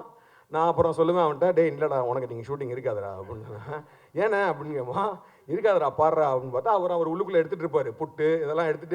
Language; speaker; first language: Tamil; native; Tamil